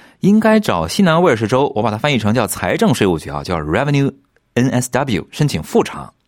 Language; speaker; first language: Chinese; native; Chinese